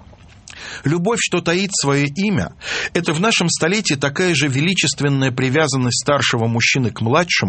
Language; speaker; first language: Russian; native; Russian